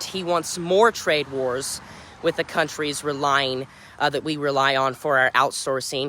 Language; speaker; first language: English; native; English